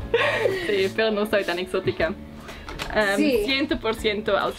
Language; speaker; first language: Spanish; non-native, learner; German